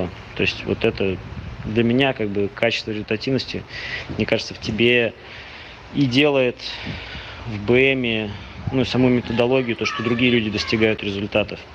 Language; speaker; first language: Russian; native; Russian